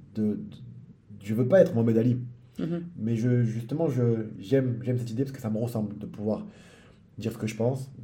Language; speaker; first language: French; native; French